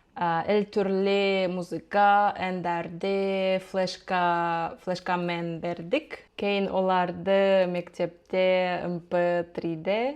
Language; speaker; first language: Kazakh; non-native, learner; Yakut